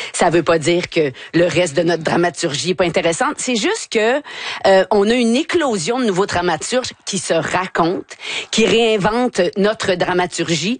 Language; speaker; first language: French; native; French